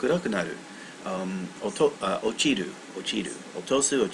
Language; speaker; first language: Japanese; non-native, learner; English